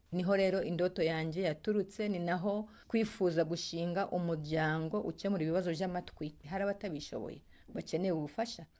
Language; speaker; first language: Kinyarwanda; early bilingual, heritage; Kinyarwanda